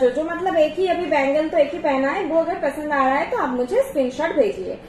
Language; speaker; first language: Hindi; non-native, local second language; Bangla